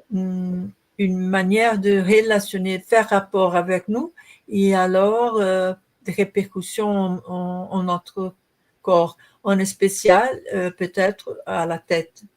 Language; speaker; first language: French; non-native, learner; Portuguese